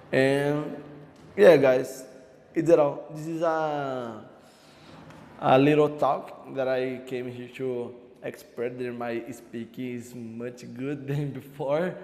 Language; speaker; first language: English; non-native, learner; Portuguese